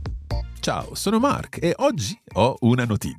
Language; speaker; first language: Italian; non-native, fluent; English